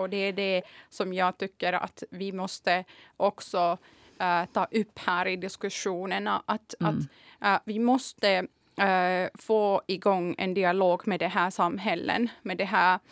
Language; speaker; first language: Swedish; non-native, fluent; Kurdish